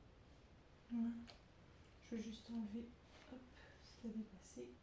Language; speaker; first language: French; native; French